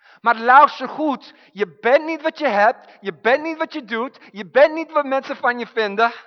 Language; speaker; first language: Dutch; non-native, fluent; English